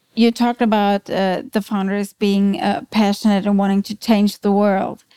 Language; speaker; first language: English; non-native, fluent; German